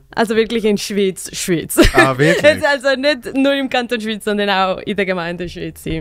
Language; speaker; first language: German; non-native, fluent; Spanish